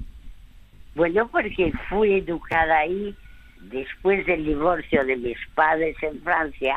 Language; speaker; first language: Spanish; early bilingual, other home language; French